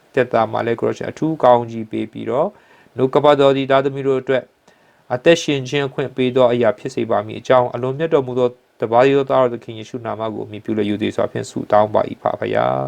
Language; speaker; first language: Burmese; non-native, local second language; Hakha Chin